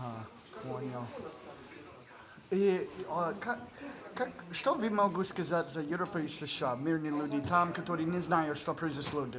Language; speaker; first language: Russian; non-native, learner; English